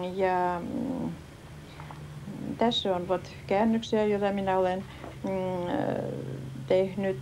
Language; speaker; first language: Finnish; early bilingual, heritage; Finnish